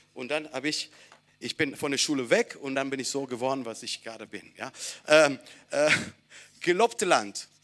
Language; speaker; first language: German; non-native, fluent; Italian